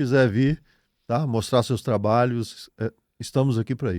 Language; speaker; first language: Portuguese; native; Portuguese